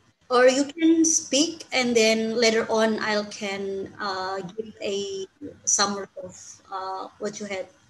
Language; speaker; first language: English; non-native, fluent; Indonesian